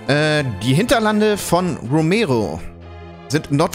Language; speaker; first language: German; native; German